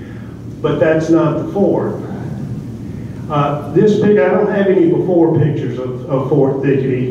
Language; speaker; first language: English; native; English